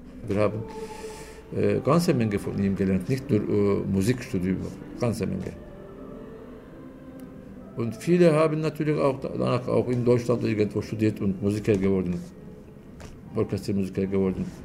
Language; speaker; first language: German; non-native, fluent; Turkish